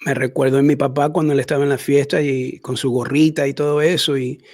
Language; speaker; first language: Spanish; early bilingual, heritage; Spanish